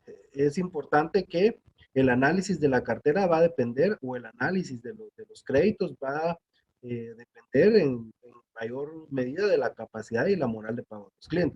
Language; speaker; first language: Spanish; native; Spanish